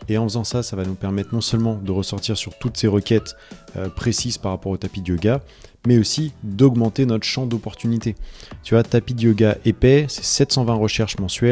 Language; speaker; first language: French; native; French